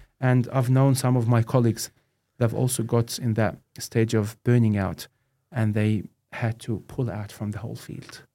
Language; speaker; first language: English; non-native, fluent; Arabic